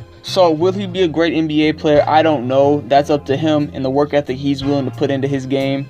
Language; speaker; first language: English; native; English